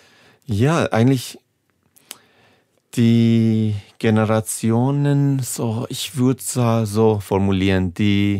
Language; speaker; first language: German; non-native, fluent; Persian